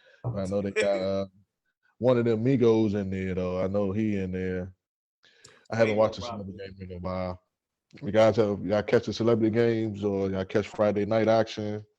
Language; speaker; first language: English; native; English